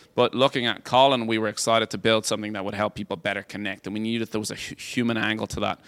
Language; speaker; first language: English; native; English